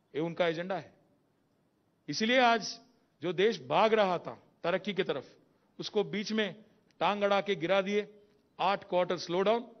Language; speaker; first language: Hindi; non-native, local second language; Telugu